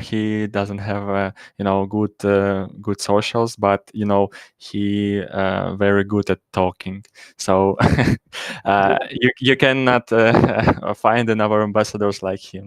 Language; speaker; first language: English; non-native, learner; Russian